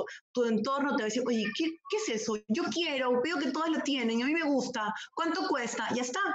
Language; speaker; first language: Spanish; native; Spanish